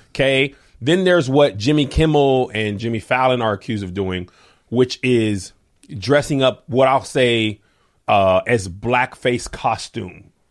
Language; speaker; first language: English; native; English